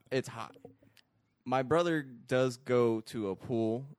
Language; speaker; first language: English; early bilingual, other home language; Arabic